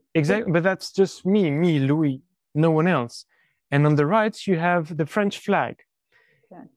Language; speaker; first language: English; non-native, fluent; French